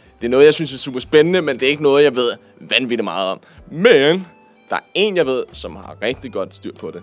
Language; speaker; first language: Danish; native; Danish